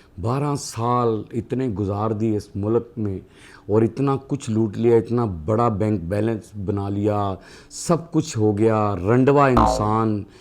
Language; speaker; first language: Urdu; non-native, local second language; Punjabi